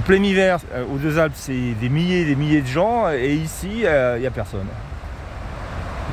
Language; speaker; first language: French; native; French